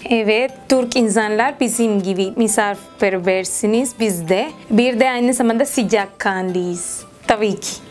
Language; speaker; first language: Turkish; non-native, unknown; Spanish